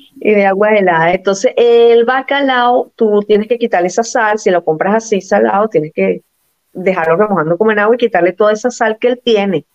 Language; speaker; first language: Spanish; native; Spanish